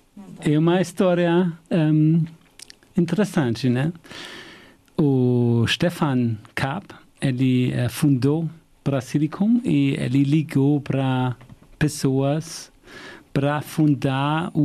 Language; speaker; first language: Portuguese; non-native, fluent; German